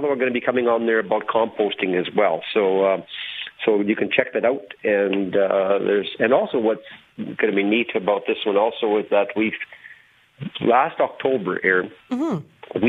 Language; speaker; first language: English; native; English